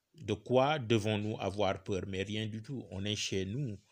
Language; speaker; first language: French; non-native, local second language; Wolof